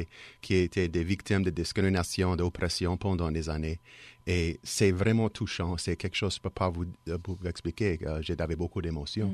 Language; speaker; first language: French; native; French